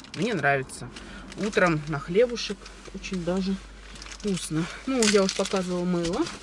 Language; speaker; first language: Russian; native; Russian